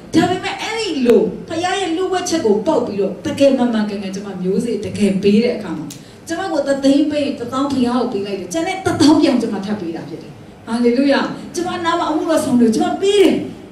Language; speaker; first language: Burmese; non-native, local second language; Kachin